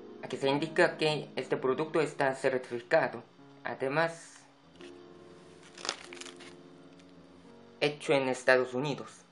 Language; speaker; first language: Spanish; non-native, fluent; Korean